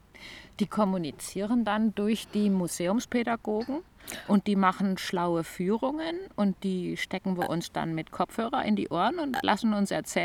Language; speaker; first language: German; native; German